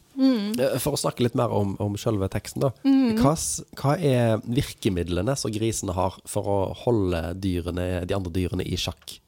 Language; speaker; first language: Norwegian; native; Norwegian